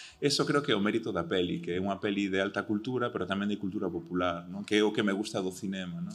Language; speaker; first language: Galician; early bilingual, heritage; Galician